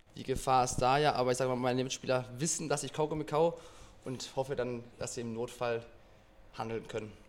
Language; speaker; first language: German; native; German